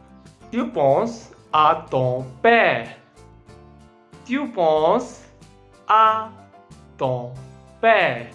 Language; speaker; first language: French; non-native, fluent; Hindi